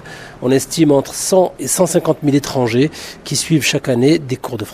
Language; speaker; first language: French; native; French